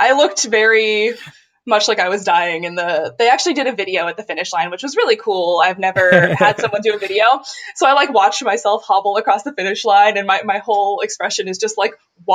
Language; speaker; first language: English; native; English